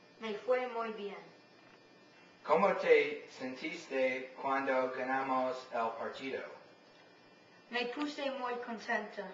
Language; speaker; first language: Spanish; non-native, learner; English